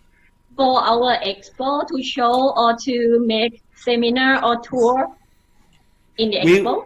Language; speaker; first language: English; non-native, learner; Thai